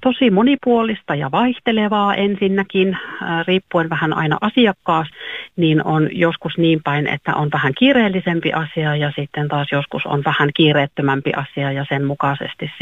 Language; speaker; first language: Finnish; native; Finnish